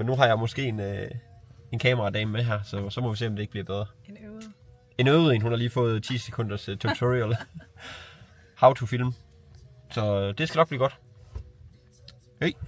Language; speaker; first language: Danish; native; Danish